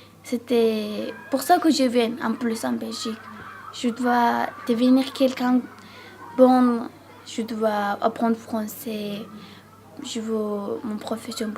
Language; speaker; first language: French; non-native, learner; Georgian